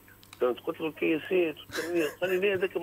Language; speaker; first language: Arabic; native; Arabic